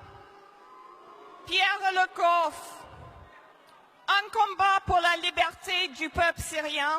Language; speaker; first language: French; non-native, fluent; English